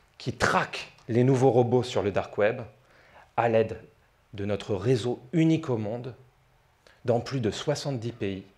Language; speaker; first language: French; native; French